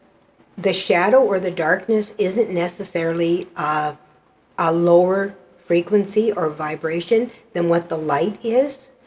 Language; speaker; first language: English; native; English